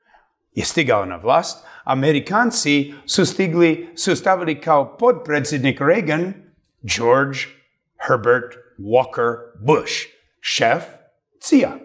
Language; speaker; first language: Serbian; early bilingual, heritage; Serbian